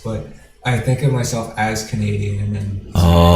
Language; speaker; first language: English; native; English